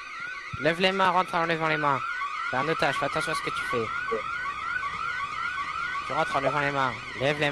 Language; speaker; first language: French; native; French